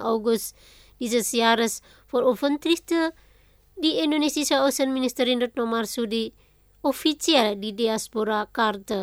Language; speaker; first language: German; non-native, fluent; Indonesian